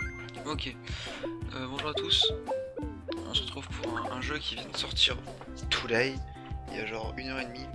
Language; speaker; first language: French; native; French